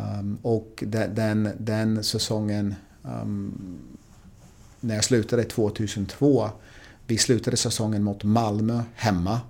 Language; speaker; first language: Swedish; non-native, fluent; English